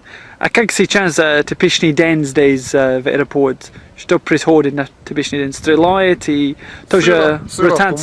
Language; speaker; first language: Russian; non-native, learner; English